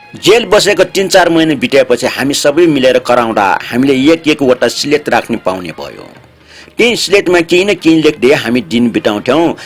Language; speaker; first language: Nepali; non-native, local second language; Newari